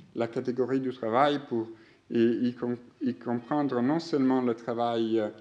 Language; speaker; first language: French; non-native, fluent; Greek